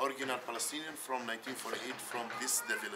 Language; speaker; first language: English; non-native, learner; Arabic